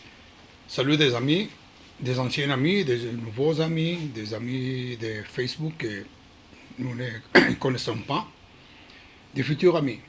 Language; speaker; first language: French; non-native, learner; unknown